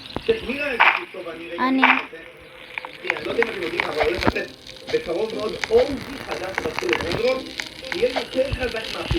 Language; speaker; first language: Hebrew; native; Hebrew